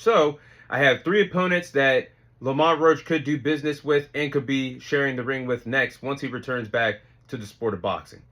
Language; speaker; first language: English; native; English